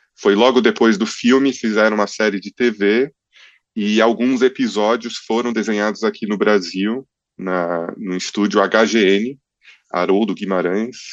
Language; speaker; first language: Portuguese; early bilingual, other home language; English